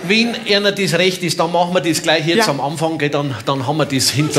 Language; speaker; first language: German; native; German